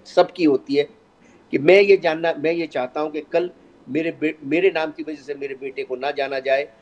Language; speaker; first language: Hindi; native; Hindi